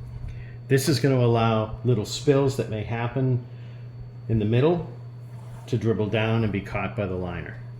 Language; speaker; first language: English; native; English